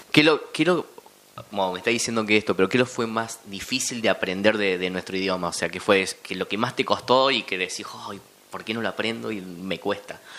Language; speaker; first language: Spanish; native; Spanish